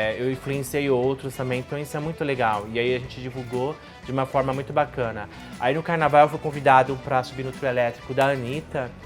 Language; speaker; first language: Portuguese; non-native, local second language; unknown